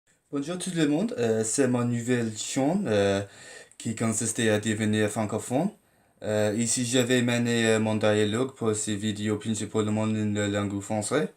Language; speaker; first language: French; non-native, learner; English